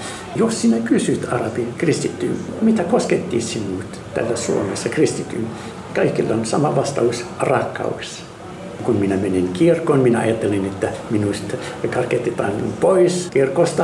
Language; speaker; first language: Finnish; non-native, fluent; Arabic